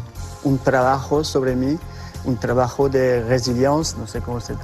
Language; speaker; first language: Spanish; non-native, fluent; French